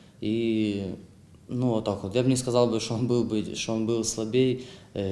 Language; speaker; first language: Russian; non-native, local second language; Ukrainian